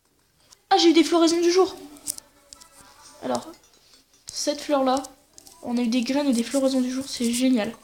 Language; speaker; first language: French; native; French